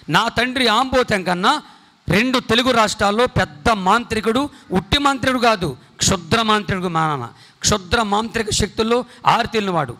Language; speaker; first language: Telugu; non-native, local second language; Koya